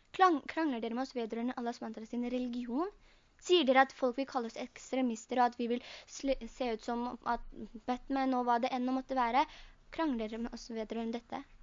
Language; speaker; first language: Norwegian; early bilingual, other home language; Urdu